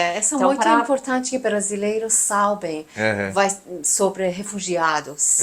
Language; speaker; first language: Portuguese; non-native, learner; Persian